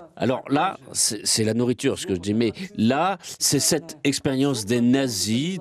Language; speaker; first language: French; non-native, fluent; Russian